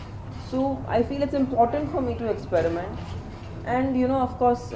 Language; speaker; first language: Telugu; non-native, fluent; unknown